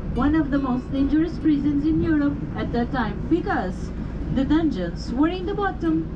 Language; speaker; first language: English; non-native, fluent; Portuguese